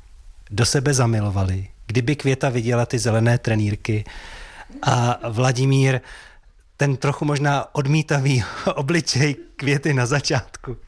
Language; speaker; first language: Czech; native; Czech